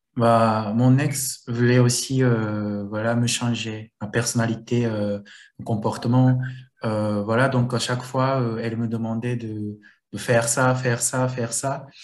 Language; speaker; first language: French; non-native, learner; Japanese